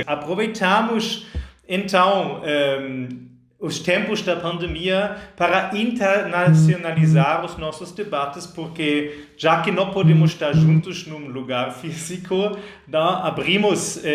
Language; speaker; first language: Portuguese; non-native, fluent; German